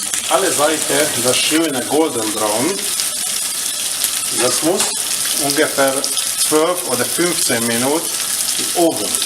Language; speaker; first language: German; non-native, learner; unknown